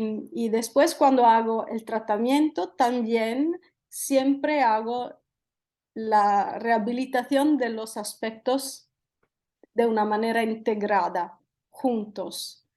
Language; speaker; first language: Spanish; non-native, fluent; Italian